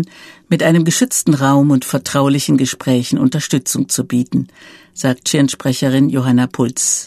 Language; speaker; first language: German; native; German